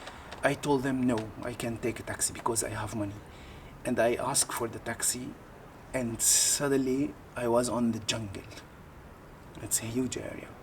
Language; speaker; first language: English; non-native, learner; Arabic